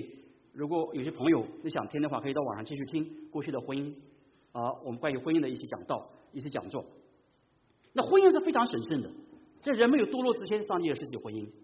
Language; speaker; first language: Chinese; native; Chinese